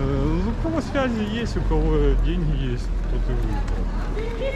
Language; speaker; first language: Russian; native; Russian